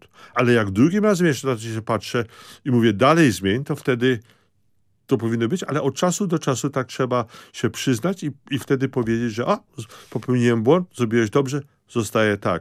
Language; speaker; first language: Polish; early bilingual, heritage; Polish